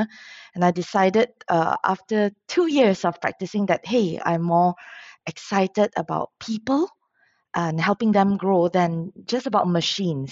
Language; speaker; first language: English; non-native, local second language; Min Nan Chinese